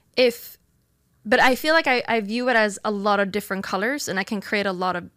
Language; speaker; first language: English; non-native, fluent; Swedish